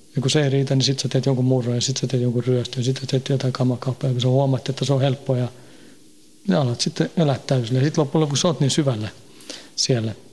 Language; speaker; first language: Finnish; early bilingual, heritage; Finnish